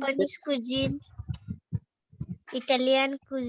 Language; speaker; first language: English; non-native, learner; Odia